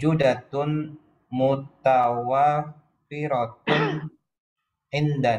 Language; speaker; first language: Arabic; non-native, learner; Indonesian